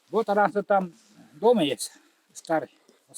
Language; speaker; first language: Russian; non-native, local second language; Yakut